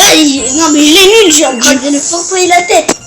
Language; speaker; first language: French; early bilingual, other home language; Romanian